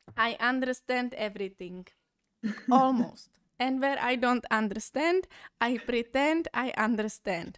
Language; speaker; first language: English; non-native, fluent; Czech